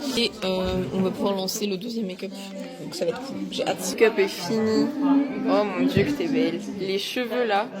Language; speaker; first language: French; native; French